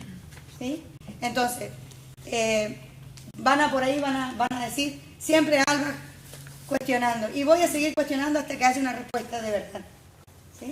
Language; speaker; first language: Spanish; native; Spanish